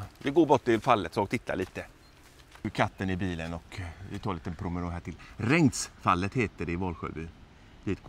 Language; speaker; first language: Swedish; native; Swedish